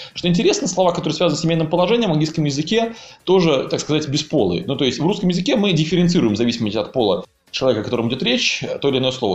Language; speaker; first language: Russian; native; Russian